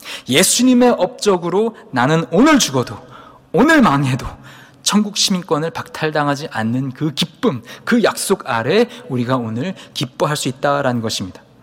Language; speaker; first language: Korean; native; Korean